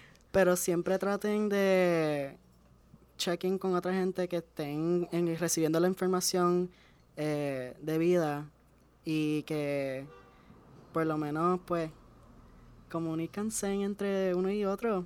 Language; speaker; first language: Spanish; native; Spanish